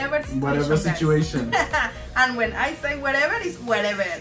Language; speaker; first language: English; non-native, learner; Spanish